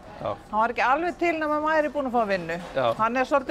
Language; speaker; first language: Icelandic; native; Icelandic